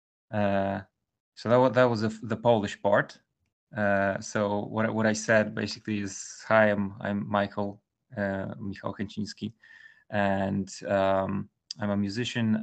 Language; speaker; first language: English; non-native, fluent; Polish